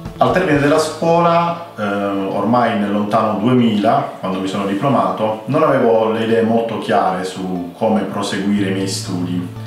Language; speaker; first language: Italian; early bilingual, other home language; German